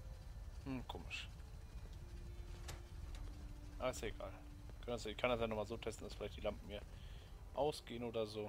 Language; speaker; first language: German; native; German